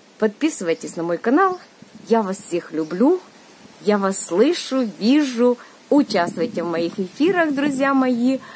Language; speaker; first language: Russian; native; Russian